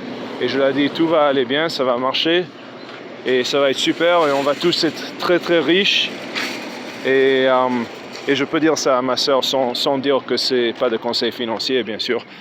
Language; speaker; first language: French; non-native, fluent; English